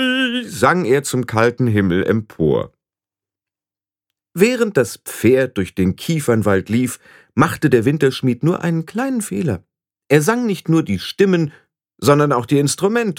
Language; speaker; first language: German; native; German